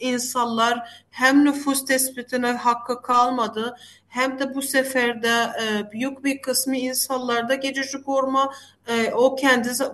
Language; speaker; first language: Turkish; non-native, fluent; Arabic